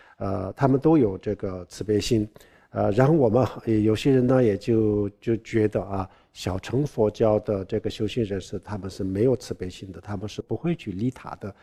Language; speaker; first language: Chinese; non-native, local second language; Tibetan